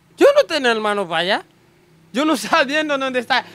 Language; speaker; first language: Spanish; non-native, learner; Haitian Creole